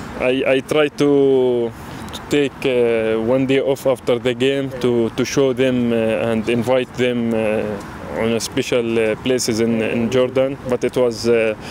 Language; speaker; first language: English; non-native, learner; Arabic